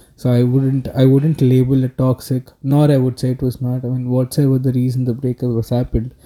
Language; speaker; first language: English; non-native, local second language; Telugu